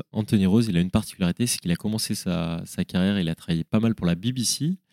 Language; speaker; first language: French; native; French